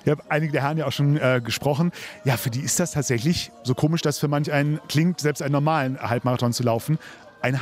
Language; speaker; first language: German; native; German